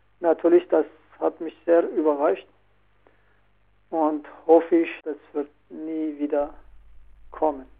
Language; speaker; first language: German; non-native, learner; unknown